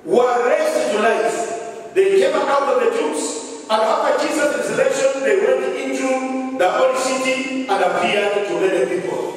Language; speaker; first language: English; non-native, local second language; Swahili